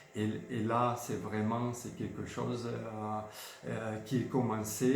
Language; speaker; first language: French; non-native, fluent; Georgian